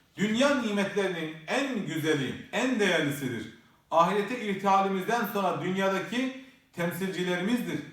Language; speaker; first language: Turkish; native; Turkish